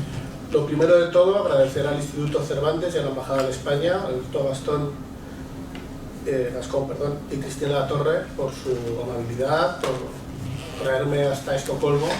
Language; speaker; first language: Spanish; native; Spanish